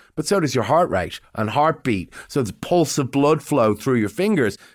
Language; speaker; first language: English; native; English